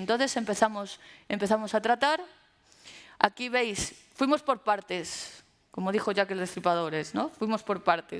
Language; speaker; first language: Spanish; native; Spanish